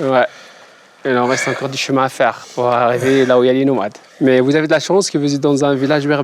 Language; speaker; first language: French; non-native, local second language; Berber languages